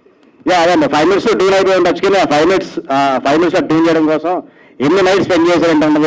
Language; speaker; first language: Telugu; native; Telugu